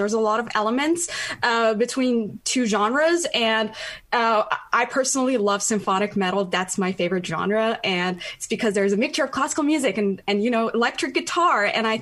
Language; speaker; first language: English; non-native, fluent; Persian